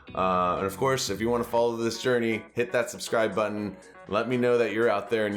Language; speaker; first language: English; native; English